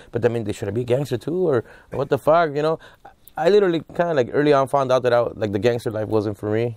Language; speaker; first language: English; early bilingual, other home language; Spanish